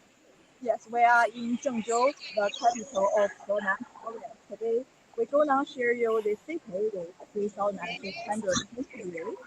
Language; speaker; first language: English; non-native, learner; Chinese